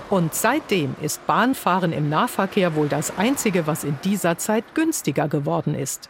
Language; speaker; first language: German; native; German